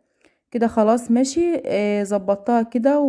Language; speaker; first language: Arabic; native; Arabic